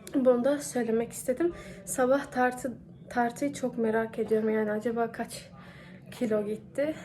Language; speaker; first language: Turkish; early bilingual, heritage; Turkish